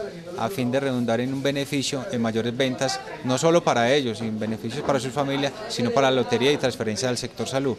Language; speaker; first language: Spanish; native; Spanish